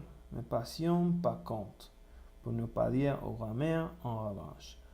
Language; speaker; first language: French; non-native, learner; Spanish